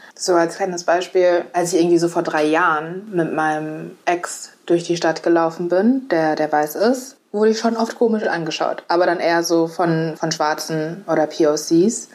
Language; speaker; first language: German; native; German